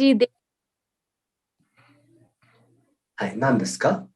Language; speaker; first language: Japanese; non-native, fluent; Nepali